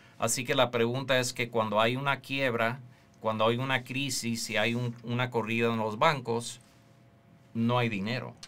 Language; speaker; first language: Spanish; early bilingual, heritage; Spanish